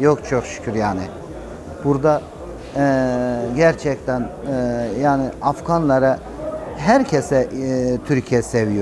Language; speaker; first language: Turkish; non-native, learner; Persian